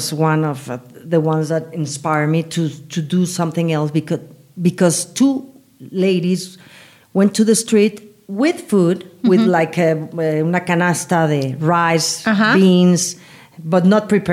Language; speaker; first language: English; non-native, learner; Spanish